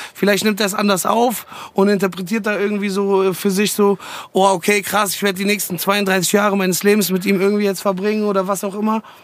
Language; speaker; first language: German; early bilingual, other home language; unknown